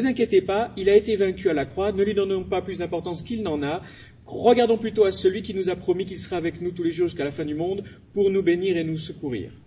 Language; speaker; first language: French; native; French